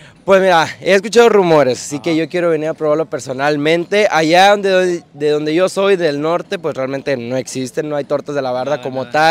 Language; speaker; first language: Spanish; native; Spanish